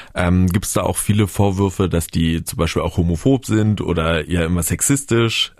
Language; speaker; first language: German; native; German